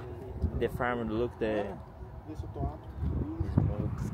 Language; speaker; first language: English; non-native, learner; Portuguese